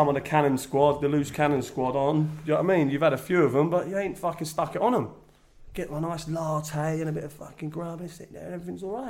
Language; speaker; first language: English; native; English